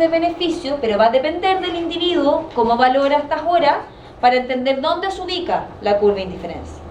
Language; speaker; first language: Spanish; native; Spanish